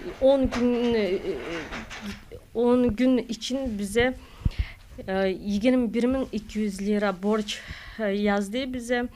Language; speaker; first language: Turkish; non-native, learner; Kazakh